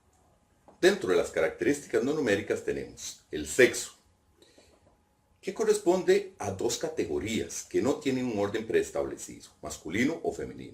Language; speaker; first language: Spanish; native; Spanish